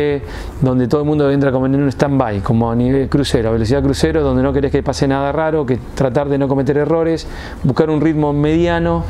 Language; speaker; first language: Spanish; native; Spanish